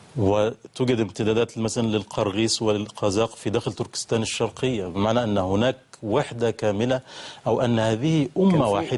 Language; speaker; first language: Arabic; native; Arabic